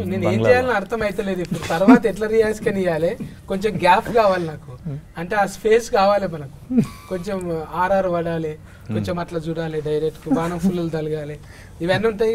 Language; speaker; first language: Telugu; native; Telugu